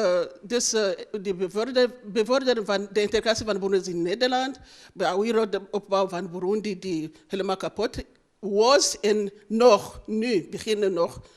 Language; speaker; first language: Dutch; non-native, learner; Rundi